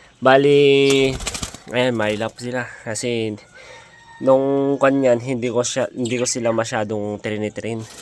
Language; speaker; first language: Filipino; native; Filipino